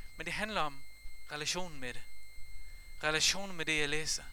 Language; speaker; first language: Danish; non-native, fluent; Faroese